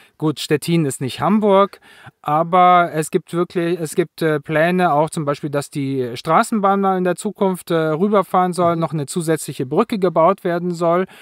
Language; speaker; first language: German; native; German